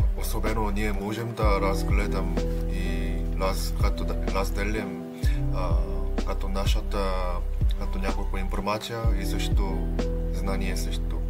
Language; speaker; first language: Bulgarian; non-native, learner; Korean